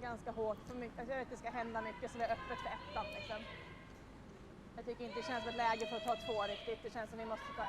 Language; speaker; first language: Swedish; native; Swedish